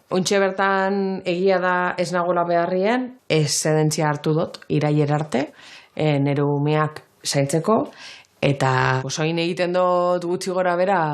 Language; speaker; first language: Basque; native; Basque